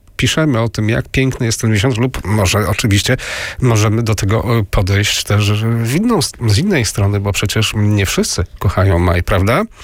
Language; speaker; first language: Polish; native; Polish